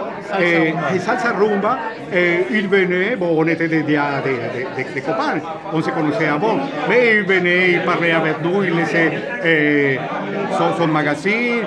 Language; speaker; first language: French; non-native, fluent; Spanish